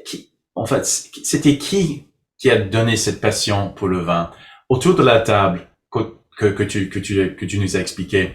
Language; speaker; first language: French; non-native, learner; English